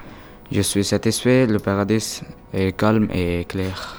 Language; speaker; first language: French; non-native, learner; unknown